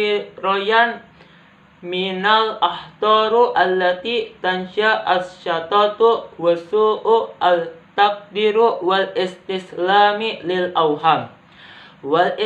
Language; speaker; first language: Arabic; non-native, learner; Indonesian